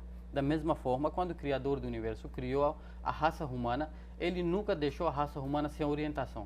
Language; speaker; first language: Portuguese; non-native, fluent; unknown